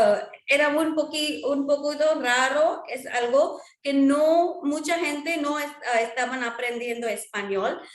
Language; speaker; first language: Spanish; non-native, fluent; Marwari